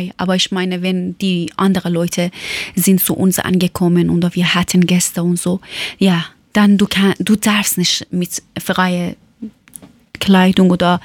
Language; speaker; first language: German; non-native, learner; Persian